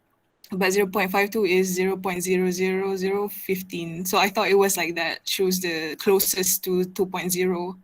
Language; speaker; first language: English; non-native, local second language; Malay